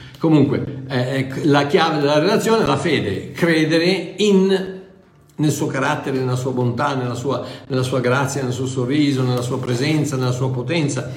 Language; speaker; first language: Italian; non-native, fluent; English